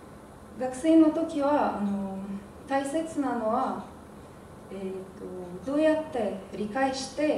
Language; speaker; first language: Japanese; non-native, fluent; Arabic